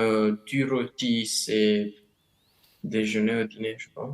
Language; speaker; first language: French; non-native, learner; Romanian